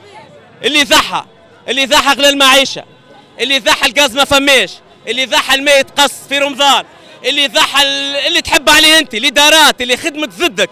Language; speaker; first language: Arabic; native; Arabic